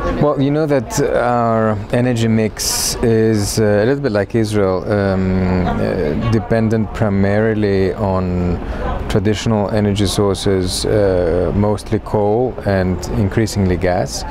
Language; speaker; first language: English; non-native, fluent; Greek